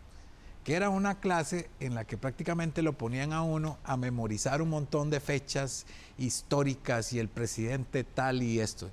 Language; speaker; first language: Spanish; native; Spanish